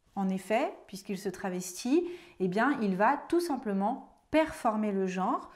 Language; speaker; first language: French; native; French